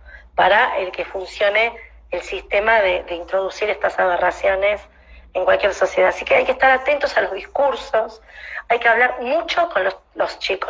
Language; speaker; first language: Spanish; native; Spanish